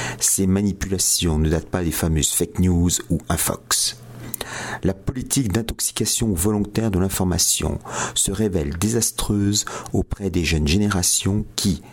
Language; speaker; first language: French; native; French